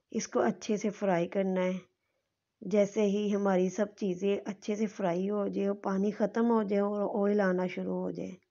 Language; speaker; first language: Urdu; non-native, local second language; Punjabi